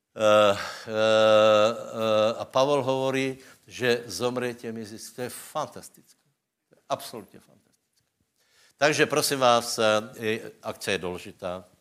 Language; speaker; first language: Czech; non-native, local second language; Slovak